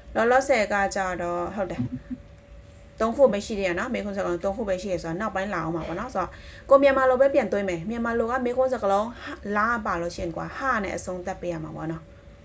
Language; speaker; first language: Burmese; non-native, local second language; Shan